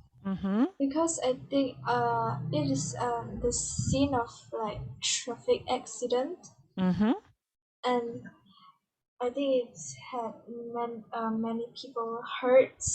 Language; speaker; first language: English; non-native, learner; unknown